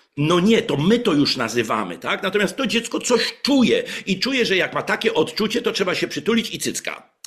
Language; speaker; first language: Polish; native; Polish